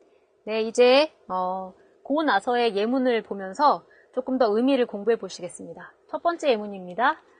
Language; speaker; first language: Korean; native; Korean